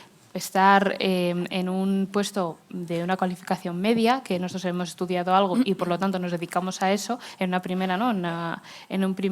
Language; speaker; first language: Spanish; native; Spanish